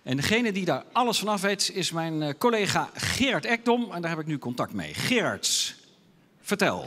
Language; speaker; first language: Dutch; native; Dutch